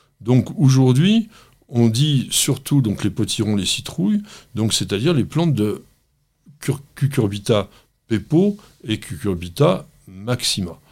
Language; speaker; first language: French; native; French